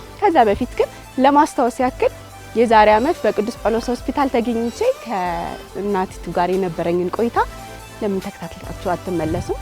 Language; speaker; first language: Amharic; native; Amharic